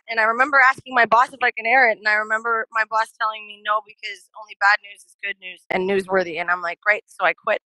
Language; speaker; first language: English; native; English